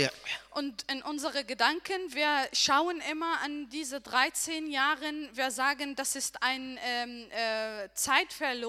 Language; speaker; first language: German; non-native, learner; Arabic